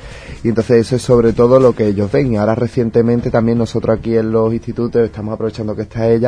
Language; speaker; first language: Spanish; native; Spanish